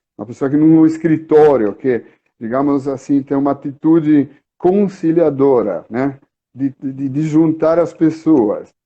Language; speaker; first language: Portuguese; non-native, fluent; Italian